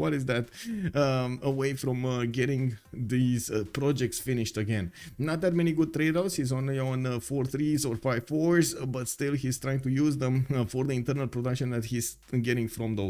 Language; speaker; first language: English; non-native, fluent; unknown